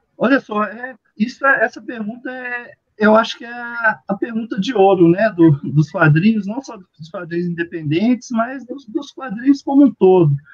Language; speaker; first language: Portuguese; native; Portuguese